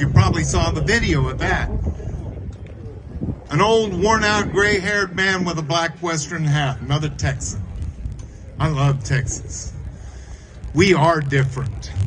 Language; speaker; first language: English; native; English